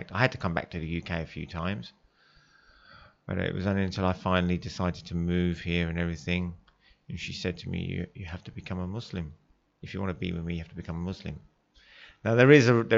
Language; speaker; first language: English; native; English